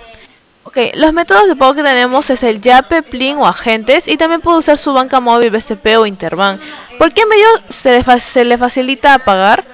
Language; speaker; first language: Spanish; native; Spanish